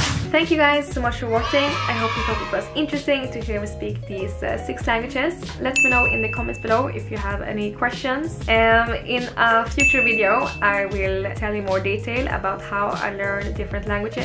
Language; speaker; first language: English; non-native, fluent; Swedish